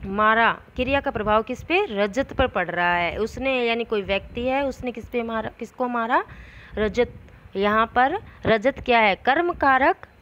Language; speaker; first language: Hindi; native; Hindi